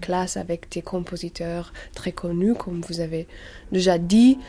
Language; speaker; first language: French; non-native, learner; English